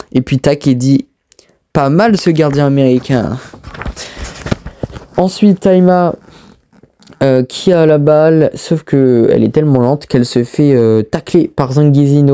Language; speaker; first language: French; native; French